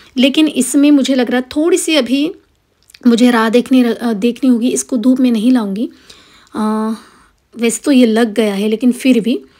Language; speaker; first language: Hindi; non-native, local second language; Marathi